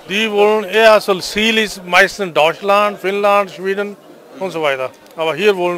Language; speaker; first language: German; non-native, fluent; Punjabi